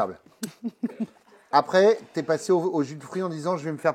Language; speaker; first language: French; native; French